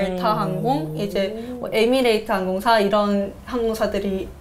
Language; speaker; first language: Korean; native; Korean